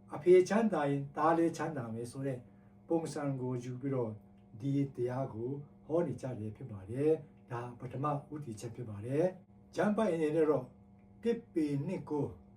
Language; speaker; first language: Burmese; non-native, local second language; Tedim Chin